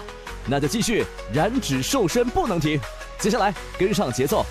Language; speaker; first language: Chinese; native; Chinese